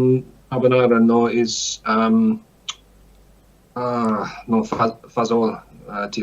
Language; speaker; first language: Russian; non-native, learner; English